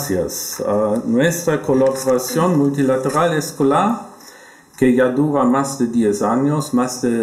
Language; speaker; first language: Spanish; non-native, learner; German